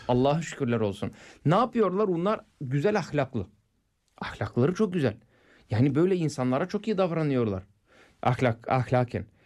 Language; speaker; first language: Turkish; non-native, fluent; English